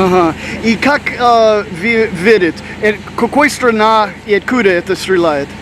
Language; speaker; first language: Russian; non-native, learner; English